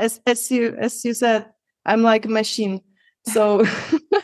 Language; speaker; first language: English; non-native, fluent; Czech